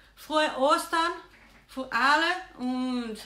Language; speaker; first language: German; non-native, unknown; Portuguese